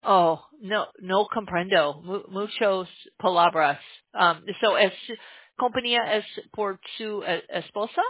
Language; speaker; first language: Spanish; non-native, learner; English